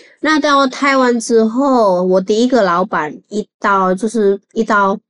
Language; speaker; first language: Chinese; non-native, fluent; Javanese